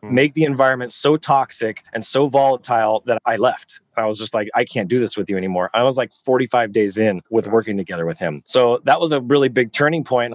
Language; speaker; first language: English; native; English